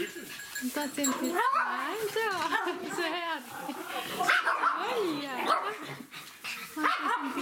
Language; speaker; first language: Swedish; non-native, learner; German